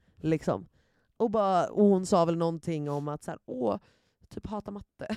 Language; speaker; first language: Swedish; native; Swedish